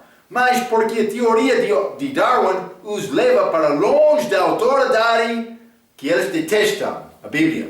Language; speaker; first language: Portuguese; non-native, fluent; English